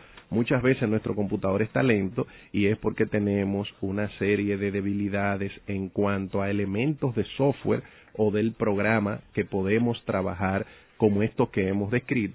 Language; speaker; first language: Spanish; native; Spanish